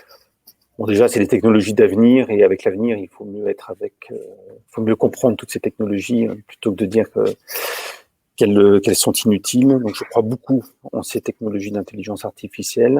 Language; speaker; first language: French; native; French